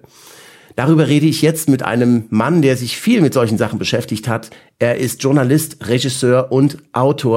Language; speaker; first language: German; native; German